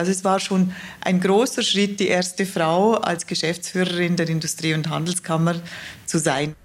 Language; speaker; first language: German; native; German